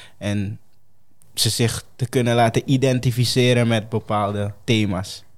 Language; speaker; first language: Dutch; non-native, fluent; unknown